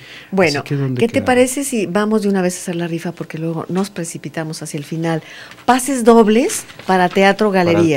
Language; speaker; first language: Spanish; native; Spanish